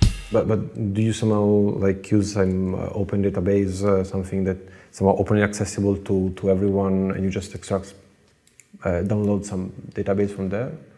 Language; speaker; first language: English; non-native, fluent; Italian